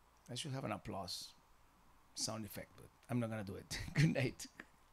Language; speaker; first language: English; non-native, fluent; Spanish